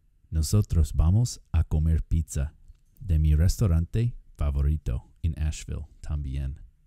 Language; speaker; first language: Spanish; non-native, fluent; English